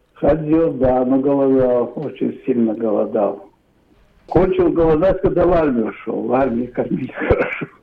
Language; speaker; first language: Russian; non-native, local second language; Polish